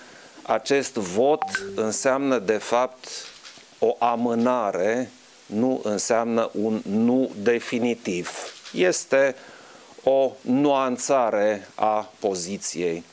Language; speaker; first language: Romanian; non-native, local second language; German